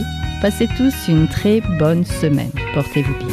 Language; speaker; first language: French; native; French